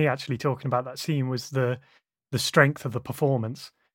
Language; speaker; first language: English; native; English